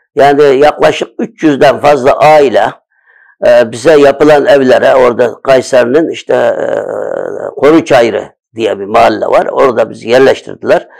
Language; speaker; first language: Turkish; early bilingual, other home language; Uyghur